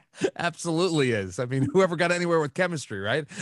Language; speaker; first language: English; native; English